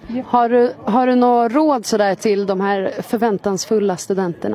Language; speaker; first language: Swedish; native; Swedish